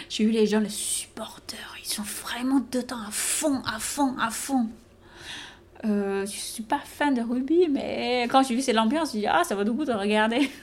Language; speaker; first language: French; non-native, fluent; Chinese